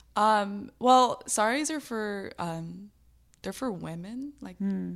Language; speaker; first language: English; early bilingual, other home language; Bangla